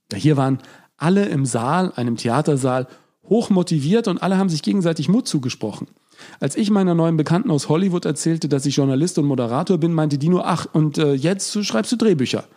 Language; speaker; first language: German; native; German